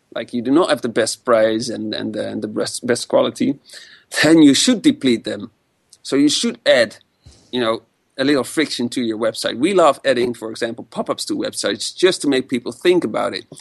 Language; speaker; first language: English; non-native, fluent; Dutch